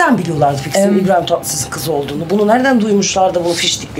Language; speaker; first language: Turkish; native; Turkish